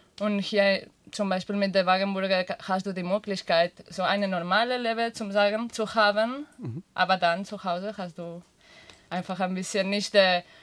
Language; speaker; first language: German; non-native, learner; Catalan